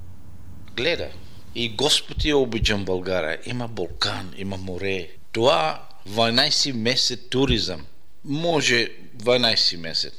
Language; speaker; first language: Bulgarian; non-native, learner; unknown